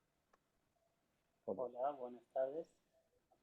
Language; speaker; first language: Spanish; non-native, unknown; Turkish